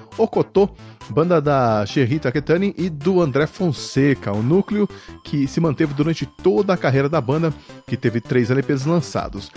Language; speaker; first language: Portuguese; native; Portuguese